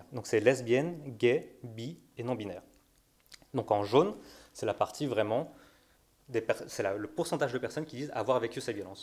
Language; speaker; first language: French; native; French